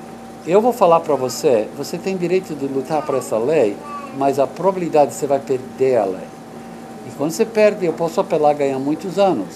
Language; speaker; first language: Portuguese; non-native, fluent; English